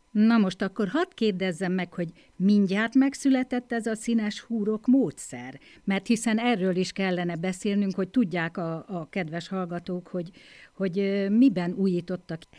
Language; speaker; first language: Hungarian; native; Hungarian